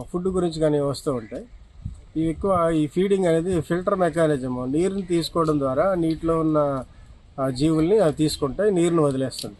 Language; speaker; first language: Telugu; native; Telugu